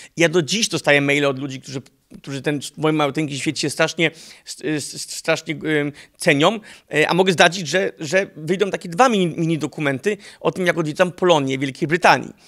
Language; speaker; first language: Polish; early bilingual, heritage; Polish